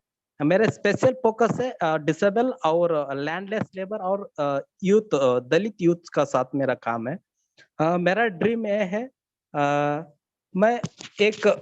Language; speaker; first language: Hindi; non-native, learner; Kannada